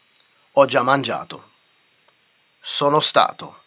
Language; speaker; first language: Italian; non-native, fluent; English